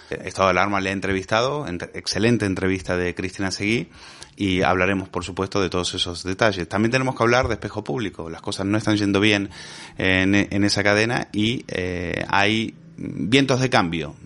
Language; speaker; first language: Spanish; native; Spanish